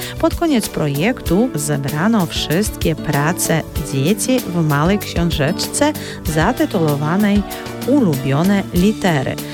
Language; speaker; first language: Polish; early bilingual, heritage; Polish